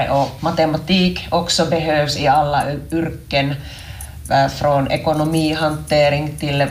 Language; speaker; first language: Swedish; non-native, local second language; Finnish